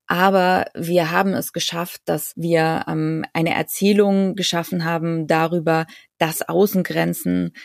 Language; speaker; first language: German; native; German